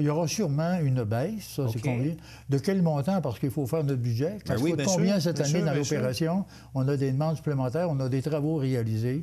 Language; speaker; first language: French; native; French